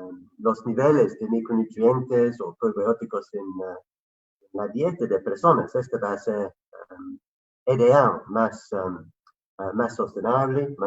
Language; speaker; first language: Spanish; non-native, fluent; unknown